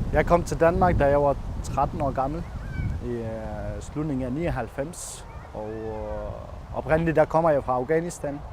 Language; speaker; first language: Danish; non-native, fluent; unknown